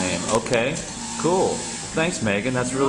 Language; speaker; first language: English; native; English